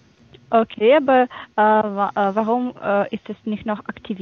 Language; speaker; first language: German; non-native, fluent; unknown